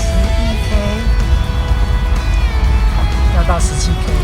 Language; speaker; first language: Chinese; native; Chinese